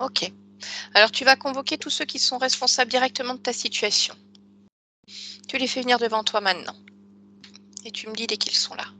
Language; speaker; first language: French; native; French